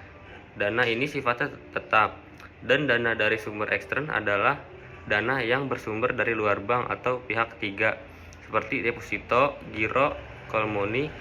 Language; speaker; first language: Indonesian; native; Indonesian